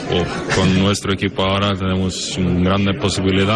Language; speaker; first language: Spanish; non-native, learner; Norwegian